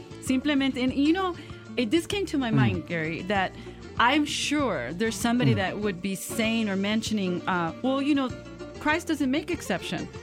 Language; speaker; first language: English; early bilingual, other home language; Spanish